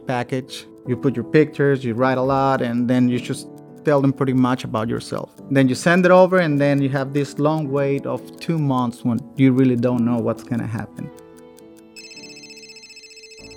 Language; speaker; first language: English; non-native, fluent; Spanish